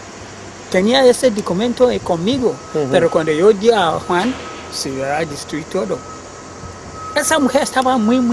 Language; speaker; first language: Spanish; non-native, learner; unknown